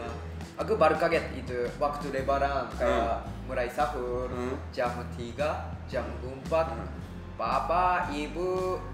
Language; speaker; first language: Indonesian; non-native, fluent; Japanese